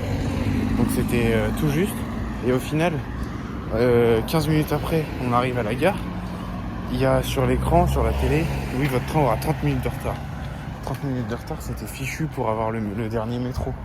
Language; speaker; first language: French; native; French